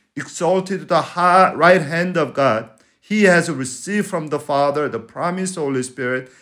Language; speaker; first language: English; non-native, fluent; Spanish